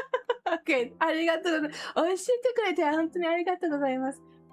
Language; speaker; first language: Japanese; non-native, learner; English